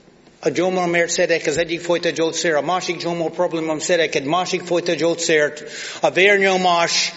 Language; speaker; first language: Hungarian; non-native, fluent; English